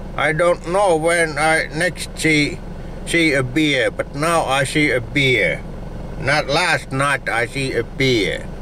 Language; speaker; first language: English; non-native, learner; Finnish